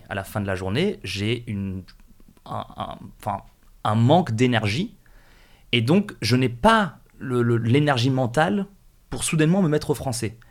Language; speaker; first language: French; native; French